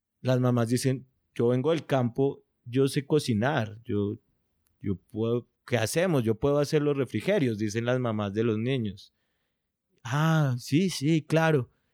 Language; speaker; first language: Spanish; native; Spanish